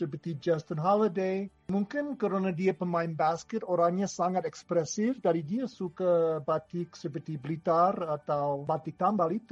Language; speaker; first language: Indonesian; non-native, fluent; English